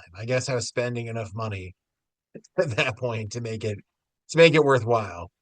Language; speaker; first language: English; native; English